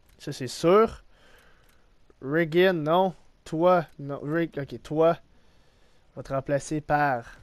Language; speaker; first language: French; native; French